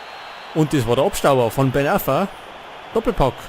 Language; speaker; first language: German; native; German